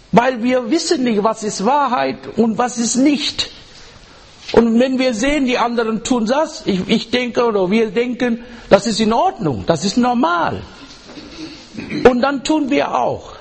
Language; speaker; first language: German; non-native, learner; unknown